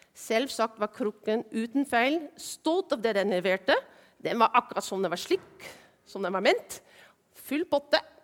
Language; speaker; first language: Norwegian; non-native, fluent; Dutch